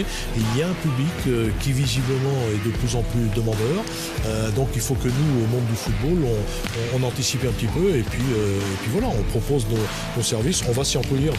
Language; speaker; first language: French; native; French